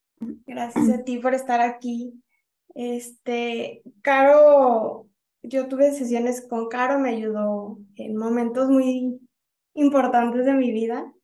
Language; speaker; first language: Spanish; native; Spanish